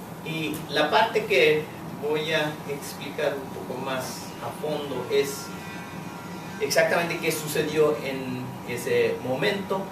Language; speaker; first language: Spanish; non-native, fluent; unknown